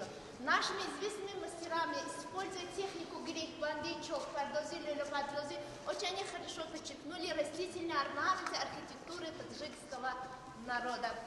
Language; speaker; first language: Russian; non-native, local second language; Tajik